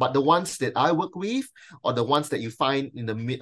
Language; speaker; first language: English; non-native, local second language; Chinese